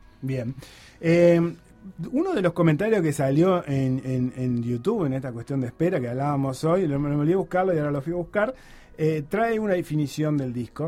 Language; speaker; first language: Spanish; native; Spanish